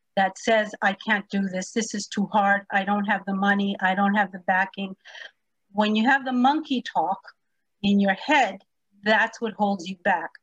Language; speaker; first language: English; early bilingual, other home language; Spanish